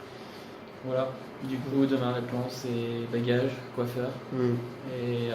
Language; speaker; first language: French; native; French